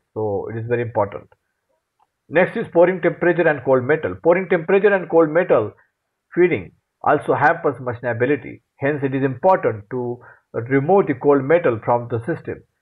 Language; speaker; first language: English; non-native, local second language; Marathi